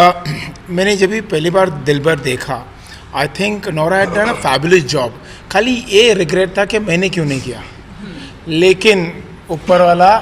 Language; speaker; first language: Hindi; native; Hindi